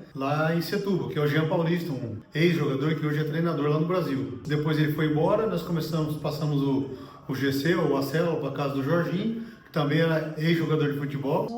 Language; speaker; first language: Portuguese; native; Portuguese